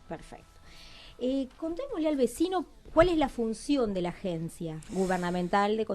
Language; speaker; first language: Spanish; native; Spanish